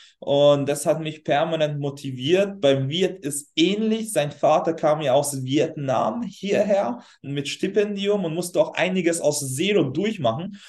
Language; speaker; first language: German; non-native, fluent; Hungarian